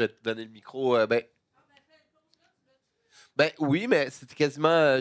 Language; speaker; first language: French; native; French